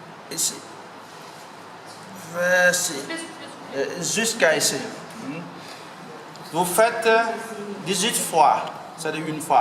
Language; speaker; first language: French; non-native, learner; Vietnamese